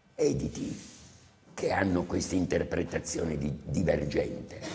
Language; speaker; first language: Italian; native; Italian